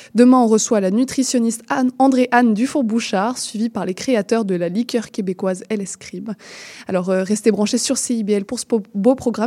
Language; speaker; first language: French; native; French